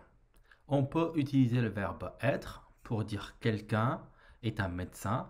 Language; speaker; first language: French; non-native, fluent; Chinese